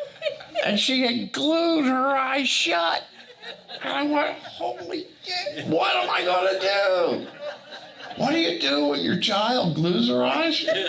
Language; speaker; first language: English; native; English